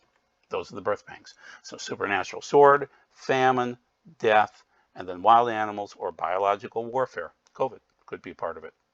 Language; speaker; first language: English; native; English